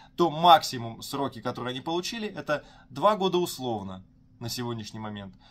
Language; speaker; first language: Russian; native; Russian